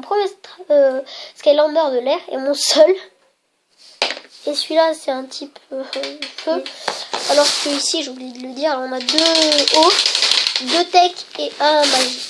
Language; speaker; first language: French; native; French